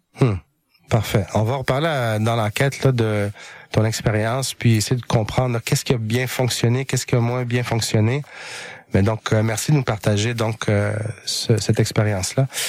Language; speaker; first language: French; native; French